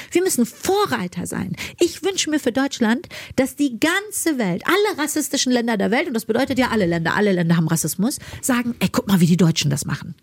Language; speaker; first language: German; early bilingual, other home language; Persian